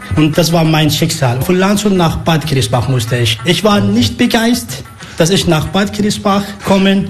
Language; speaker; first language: German; non-native, learner; Arabic